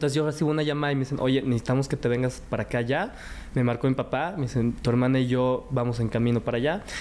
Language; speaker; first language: Spanish; early bilingual, other home language; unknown